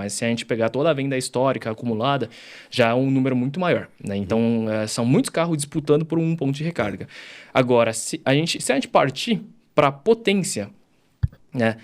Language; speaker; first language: Portuguese; early bilingual, other home language; Chinese